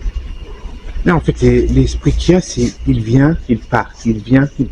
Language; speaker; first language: French; native; French